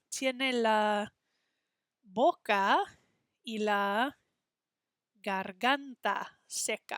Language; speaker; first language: Spanish; non-native, fluent; English